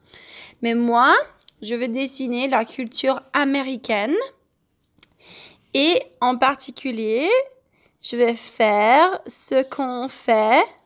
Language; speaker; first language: French; non-native, fluent; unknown